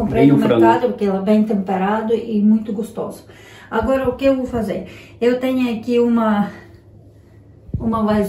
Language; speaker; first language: Portuguese; non-native, learner; Ukrainian